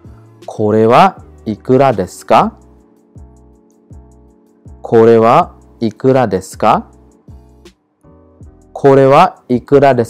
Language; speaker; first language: Japanese; non-native, learner; Khmer